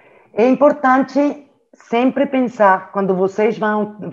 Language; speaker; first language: Portuguese; non-native, learner; French